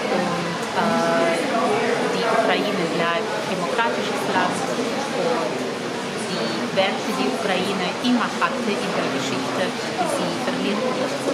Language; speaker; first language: German; non-native, fluent; Ukrainian